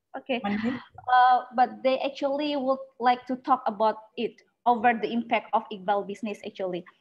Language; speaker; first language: English; non-native, learner; Indonesian